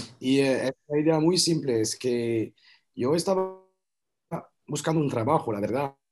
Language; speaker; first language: Spanish; non-native, learner; French